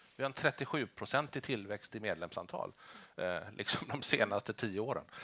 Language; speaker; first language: Swedish; native; Swedish